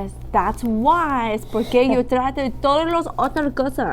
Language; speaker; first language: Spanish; non-native, learner; English